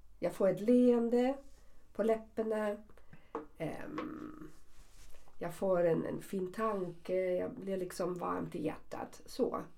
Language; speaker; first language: Swedish; early bilingual, other home language; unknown